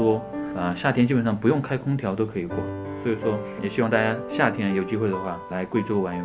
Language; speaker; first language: Chinese; native; Chinese